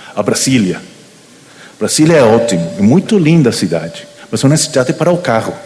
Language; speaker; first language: Portuguese; non-native, learner; Spanish